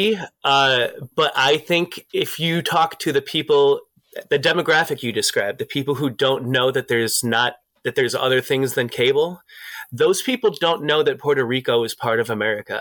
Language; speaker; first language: English; native; English